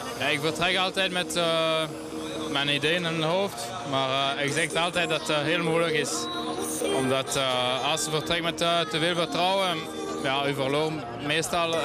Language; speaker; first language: Dutch; non-native, local second language; French